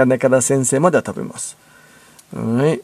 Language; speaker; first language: Japanese; non-native, learner; English